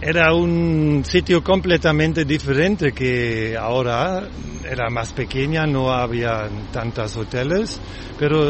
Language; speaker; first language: Spanish; non-native, learner; German